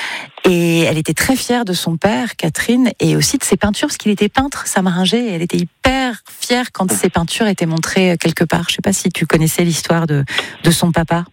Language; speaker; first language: French; native; French